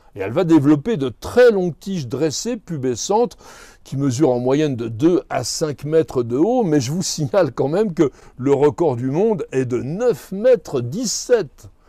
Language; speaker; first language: French; native; French